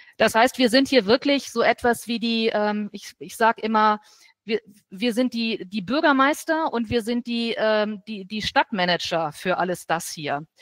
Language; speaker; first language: German; native; German